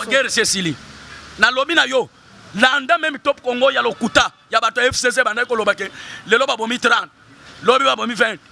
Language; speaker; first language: Lingala; non-native, local second language; Kituba (Democratic Republic of Congo)